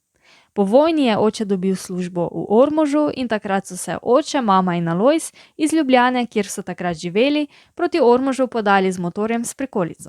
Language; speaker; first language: Slovenian; native; Slovenian